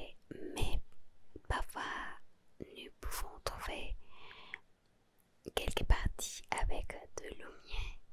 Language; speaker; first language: French; non-native, learner; Spanish